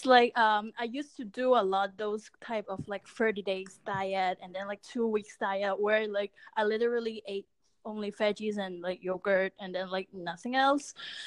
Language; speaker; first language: English; non-native, local second language; Cantonese